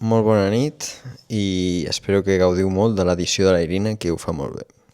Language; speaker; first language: Catalan; native; Catalan